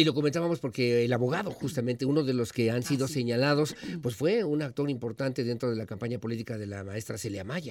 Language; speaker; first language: Spanish; native; Spanish